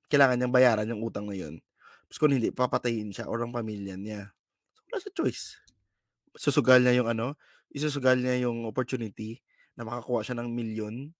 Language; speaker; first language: Filipino; native; Filipino